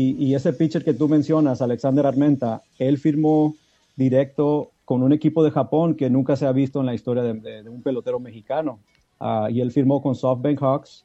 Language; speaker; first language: Spanish; early bilingual, heritage; Spanish